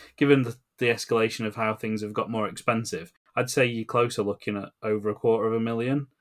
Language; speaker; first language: English; native; English